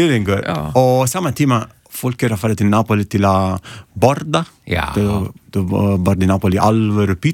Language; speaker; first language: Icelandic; non-native, learner; Italian